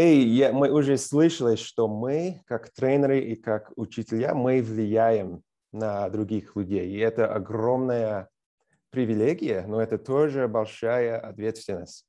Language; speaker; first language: Russian; non-native, fluent; English